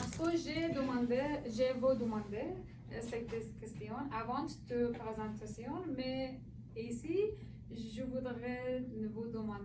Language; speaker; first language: French; non-native, learner; Persian